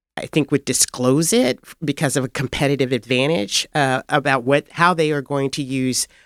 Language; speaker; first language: English; native; English